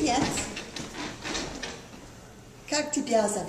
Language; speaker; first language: Russian; non-native, learner; English